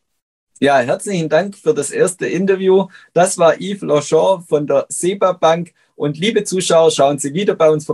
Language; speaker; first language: German; native; German